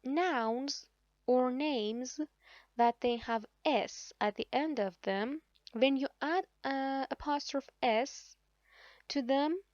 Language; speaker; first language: English; non-native, fluent; Persian